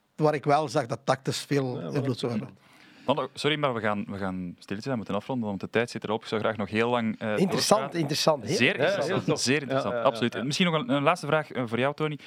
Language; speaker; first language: Dutch; non-native, fluent; Catalan